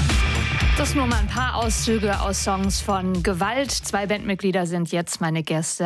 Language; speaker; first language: German; native; German